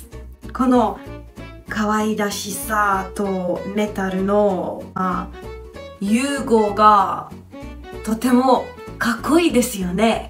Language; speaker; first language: Japanese; non-native, fluent; Hungarian